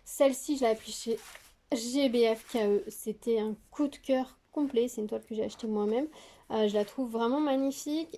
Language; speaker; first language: French; native; French